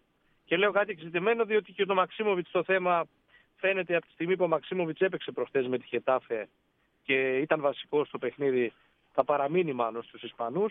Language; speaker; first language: Greek; native; Greek